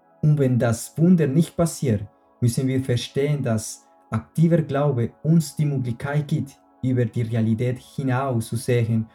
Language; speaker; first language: German; non-native, fluent; Spanish